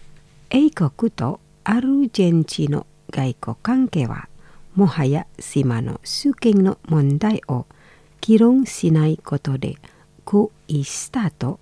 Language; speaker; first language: Japanese; non-native, fluent; Indonesian